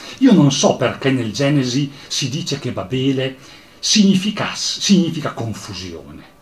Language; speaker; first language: Italian; native; Italian